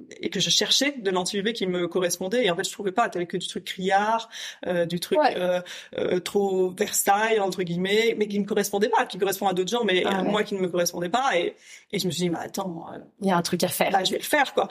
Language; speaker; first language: French; native; French